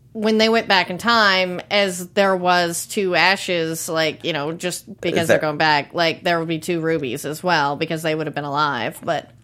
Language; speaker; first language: English; native; English